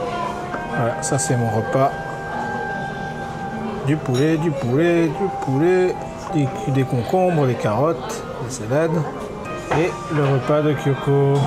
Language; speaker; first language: French; native; French